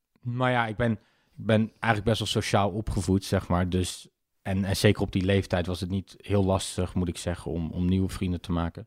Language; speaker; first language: Dutch; native; Dutch